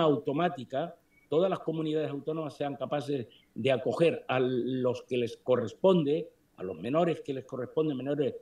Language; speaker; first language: Spanish; native; Spanish